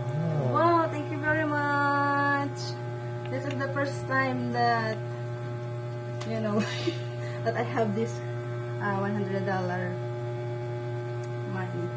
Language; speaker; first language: English; non-native, local second language; Filipino